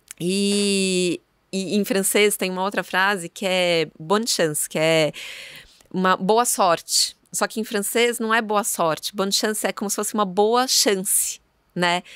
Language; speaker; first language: Portuguese; native; Portuguese